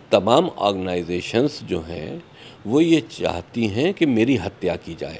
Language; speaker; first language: Hindi; native; Hindi